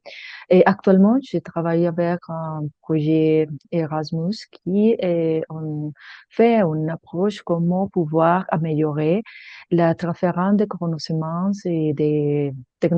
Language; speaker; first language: French; non-native, fluent; Spanish